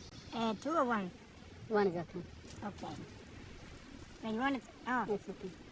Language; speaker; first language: English; non-native, learner; Spanish